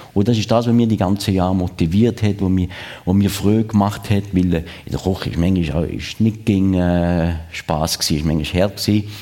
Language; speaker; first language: German; non-native, local second language; French